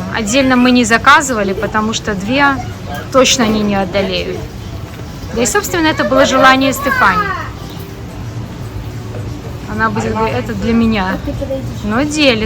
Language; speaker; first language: Russian; native; Russian